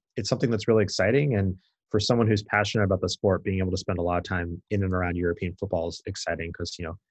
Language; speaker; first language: English; native; English